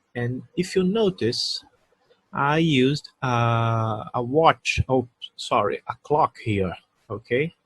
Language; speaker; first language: English; non-native, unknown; Portuguese